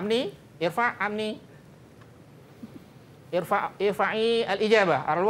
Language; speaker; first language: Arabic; non-native, fluent; Malay